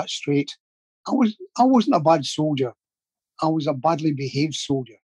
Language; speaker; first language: English; native; English